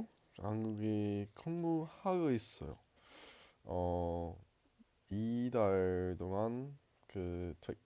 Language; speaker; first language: Korean; non-native, learner; English